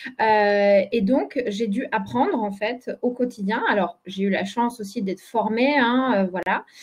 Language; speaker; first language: French; non-native, fluent; Polish